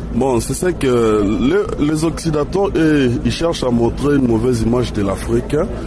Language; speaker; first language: French; non-native, local second language; Lingala